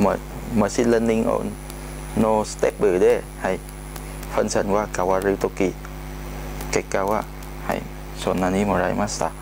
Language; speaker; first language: Japanese; non-native, learner; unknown